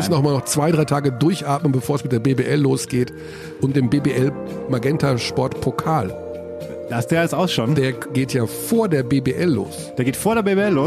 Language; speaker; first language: German; native; German